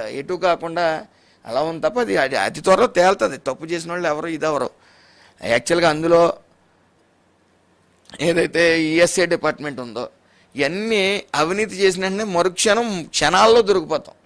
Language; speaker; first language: Telugu; native; Telugu